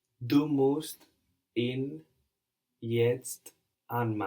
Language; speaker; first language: German; non-native, learner; English